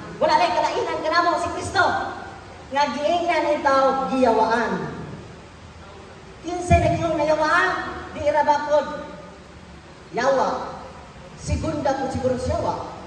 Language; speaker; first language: Cebuano; native; Cebuano